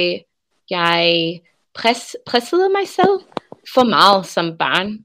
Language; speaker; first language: Danish; non-native, learner; English